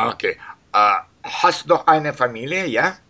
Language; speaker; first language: German; non-native, learner; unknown